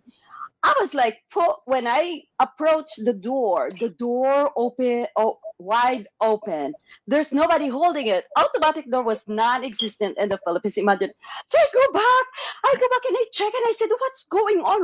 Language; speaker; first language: English; non-native, local second language; Hiligaynon